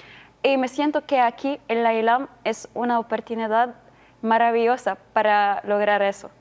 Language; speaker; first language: Spanish; non-native, learner; Arabic